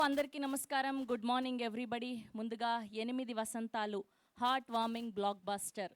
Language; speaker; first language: Telugu; native; Telugu